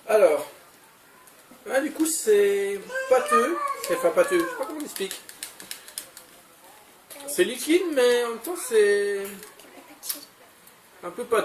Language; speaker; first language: French; native; French